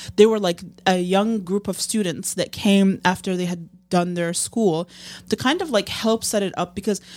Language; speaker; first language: English; non-native, fluent; Arabic